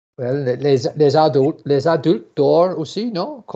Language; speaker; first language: French; non-native, learner; English